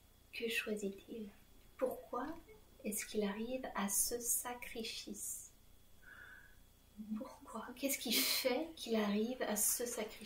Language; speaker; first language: French; native; French